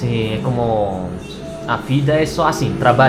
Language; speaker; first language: Portuguese; non-native, learner; Indonesian